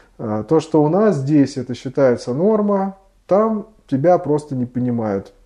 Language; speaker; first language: Russian; native; Russian